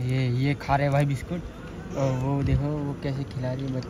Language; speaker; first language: Hindi; native; Hindi